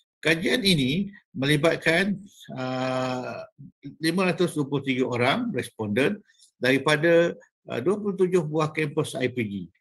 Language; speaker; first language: Malay; native; Malay